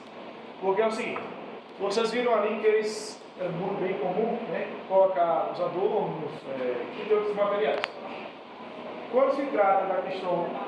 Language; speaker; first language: Portuguese; native; Portuguese